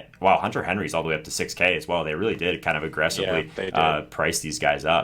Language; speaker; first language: English; native; English